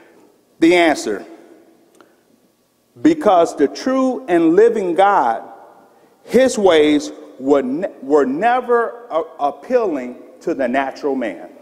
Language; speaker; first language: English; native; English